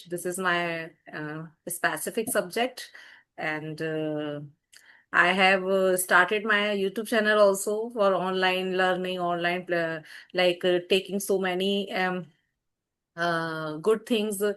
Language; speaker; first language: English; non-native, fluent; Hindi